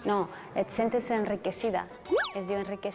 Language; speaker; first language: Catalan; non-native, learner; Spanish